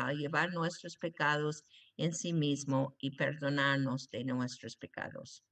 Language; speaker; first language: Spanish; non-native, learner; English